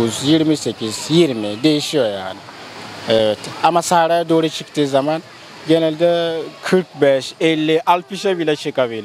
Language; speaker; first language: Turkish; non-native, fluent; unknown